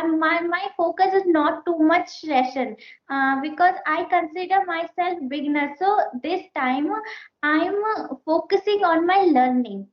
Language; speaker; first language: English; non-native, learner; Hindi